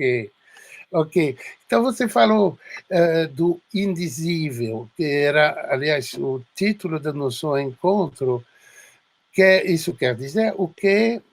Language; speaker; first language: Portuguese; non-native, fluent; French